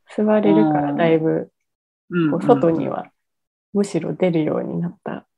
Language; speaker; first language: Japanese; native; Japanese